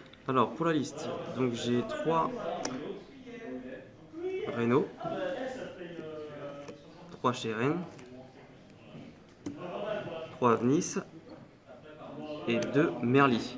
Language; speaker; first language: French; native; French